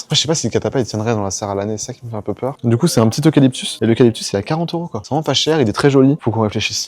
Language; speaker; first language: French; native; French